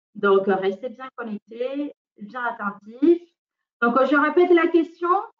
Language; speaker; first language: French; non-native, fluent; Spanish